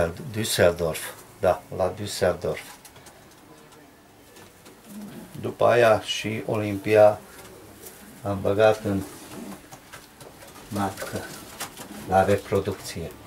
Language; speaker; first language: Romanian; non-native, local second language; Hungarian